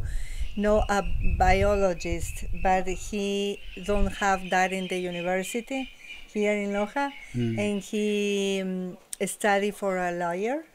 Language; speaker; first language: English; non-native, learner; Spanish